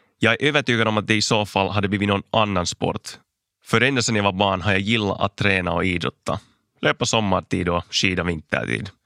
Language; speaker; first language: Swedish; native; Swedish